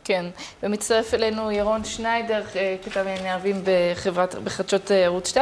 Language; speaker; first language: Hebrew; native; Hebrew